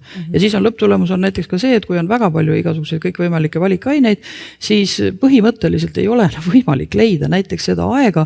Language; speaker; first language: Estonian; native; Estonian